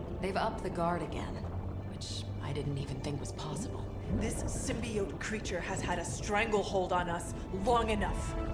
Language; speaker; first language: English; native; English